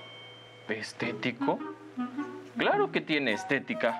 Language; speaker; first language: Spanish; native; Spanish